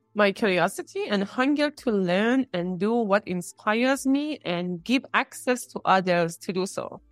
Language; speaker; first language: English; non-native, fluent; Persian